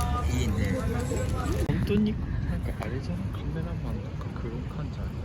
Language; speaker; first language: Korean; non-native, learner; Japanese